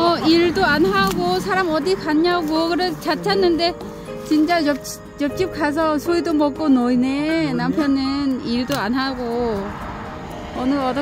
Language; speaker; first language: Korean; non-native, learner; Vietnamese